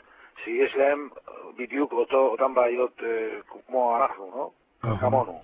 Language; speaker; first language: Hebrew; non-native, fluent; Spanish